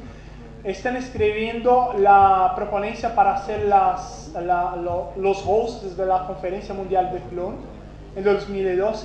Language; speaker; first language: Spanish; non-native, fluent; Portuguese